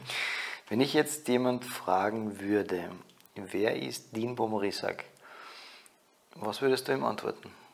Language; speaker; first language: German; native; German